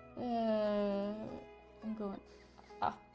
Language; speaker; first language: English; non-native, learner; Swedish